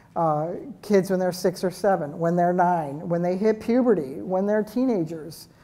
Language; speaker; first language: English; native; English